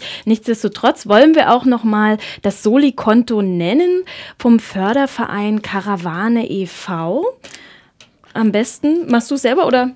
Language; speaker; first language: German; native; German